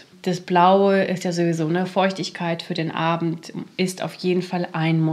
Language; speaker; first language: German; native; German